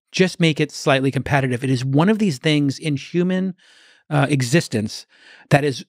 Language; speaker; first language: English; native; English